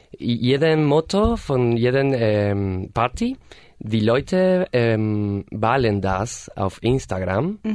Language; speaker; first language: German; non-native, learner; Spanish